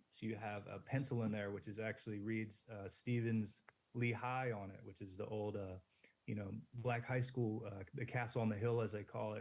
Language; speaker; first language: English; native; English